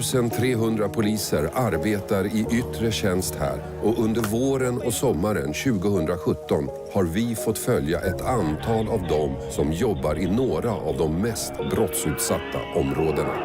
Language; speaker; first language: Swedish; native; Swedish